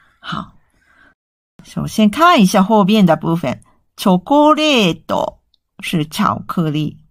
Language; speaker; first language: Chinese; non-native, fluent; Japanese